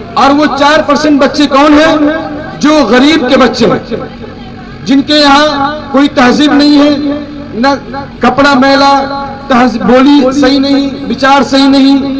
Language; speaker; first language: Hindi; native; Hindi